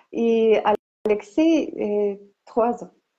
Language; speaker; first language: French; non-native, learner; Ukrainian